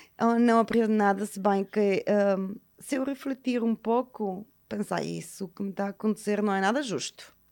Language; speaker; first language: Portuguese; non-native, fluent; Bulgarian